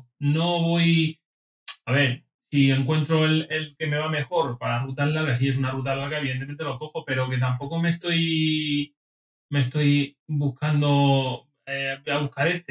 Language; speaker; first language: Spanish; native; Spanish